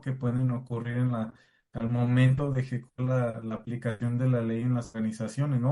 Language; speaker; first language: Spanish; native; Spanish